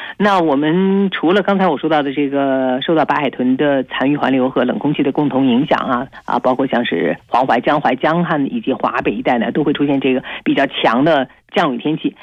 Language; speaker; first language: Chinese; native; Chinese